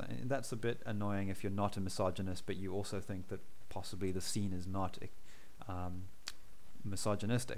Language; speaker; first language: English; native; English